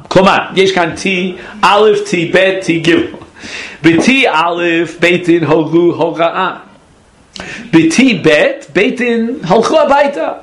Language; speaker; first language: Hebrew; non-native, fluent; English